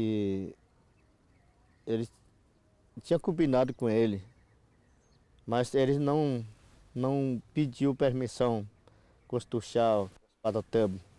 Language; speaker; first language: Portuguese; non-native, local second language; Yanomámi